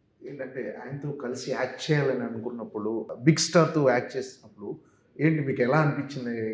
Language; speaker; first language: Telugu; native; Telugu